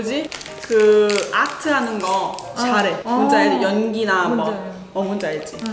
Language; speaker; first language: Korean; non-native, fluent; Thai